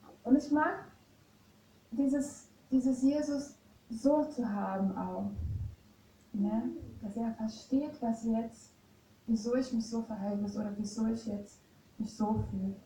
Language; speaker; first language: German; non-native, fluent; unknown